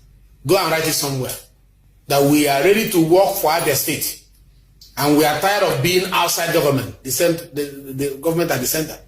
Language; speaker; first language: English; non-native, local second language; Igbo